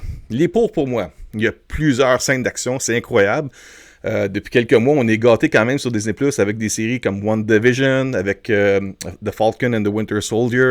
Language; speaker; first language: French; native; French